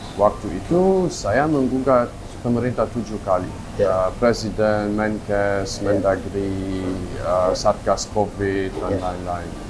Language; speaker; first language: Indonesian; non-native, fluent; Luxembourgish